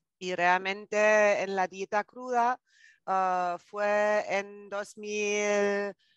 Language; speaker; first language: Spanish; non-native, fluent; German